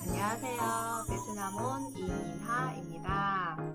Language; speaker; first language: Korean; non-native, learner; Vietnamese